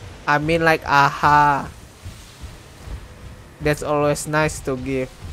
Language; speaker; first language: English; non-native, learner; Indonesian